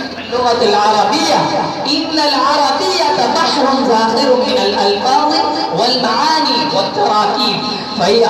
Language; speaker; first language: Arabic; non-native, learner; Urdu